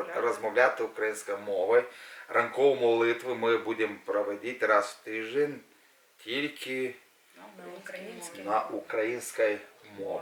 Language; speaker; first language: Ukrainian; non-native, local second language; Russian